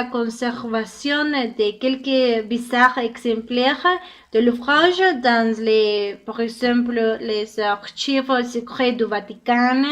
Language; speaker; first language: French; non-native, learner; Spanish